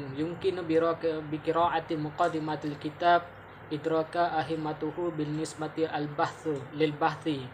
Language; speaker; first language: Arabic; non-native, learner; Malay